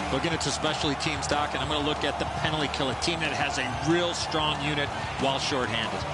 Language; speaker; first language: English; native; English